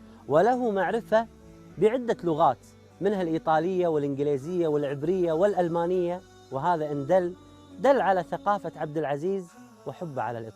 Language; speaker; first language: Arabic; native; Arabic